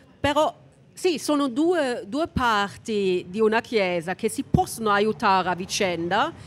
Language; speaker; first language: Italian; non-native, fluent; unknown